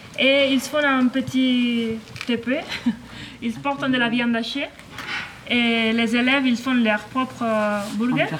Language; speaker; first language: French; non-native, learner; Catalan